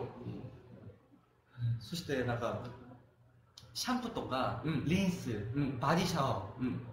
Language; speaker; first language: Japanese; non-native, fluent; Korean